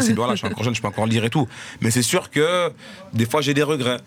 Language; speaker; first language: French; native; French